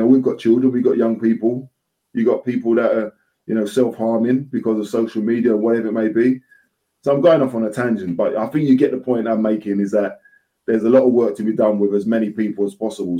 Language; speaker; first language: English; native; English